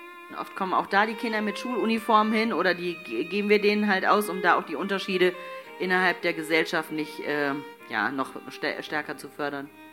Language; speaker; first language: German; early bilingual, other home language; Tamil